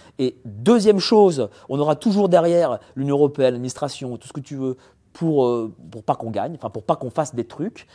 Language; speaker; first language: French; early bilingual, other home language; Polish